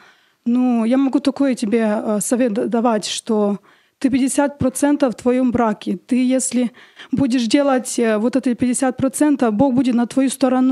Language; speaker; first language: Russian; early bilingual, heritage; Russian